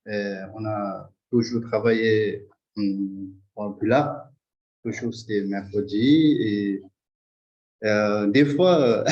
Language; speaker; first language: French; non-native, fluent; Tibetan